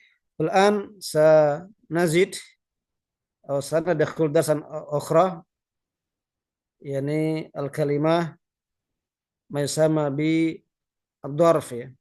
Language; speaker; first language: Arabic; non-native, fluent; Indonesian